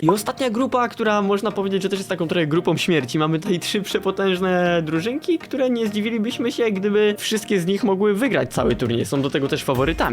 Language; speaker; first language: Polish; native; Polish